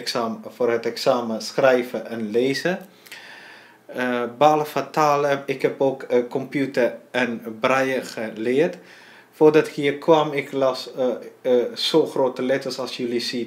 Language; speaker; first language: Dutch; non-native, learner; Tamil